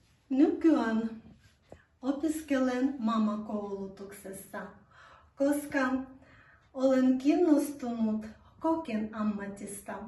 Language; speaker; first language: Finnish; non-native, learner; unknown